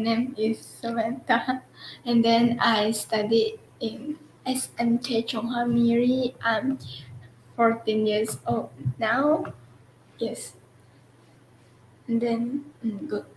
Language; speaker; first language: English; non-native, local second language; Chinese